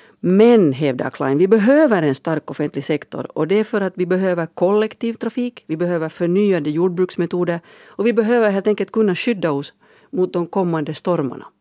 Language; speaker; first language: Swedish; native; Swedish